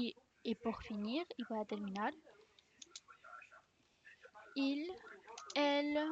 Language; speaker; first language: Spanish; non-native, fluent; French